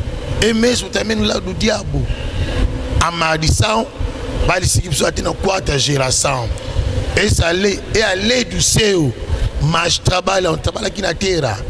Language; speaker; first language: Portuguese; non-native, learner; Lingala